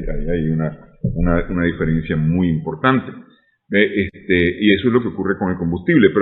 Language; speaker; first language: Spanish; native; Spanish